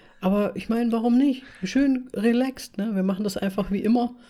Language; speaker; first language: German; native; German